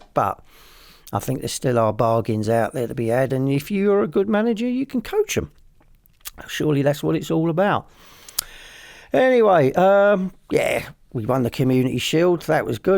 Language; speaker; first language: English; native; English